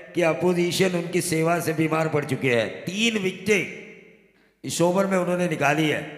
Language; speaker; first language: Hindi; non-native, local second language; Marathi